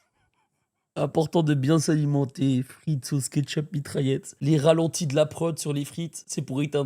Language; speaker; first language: French; native; French